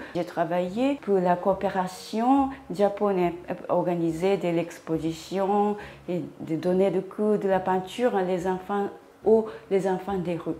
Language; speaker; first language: French; non-native, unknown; Japanese